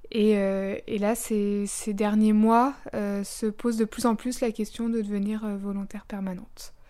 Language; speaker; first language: French; native; French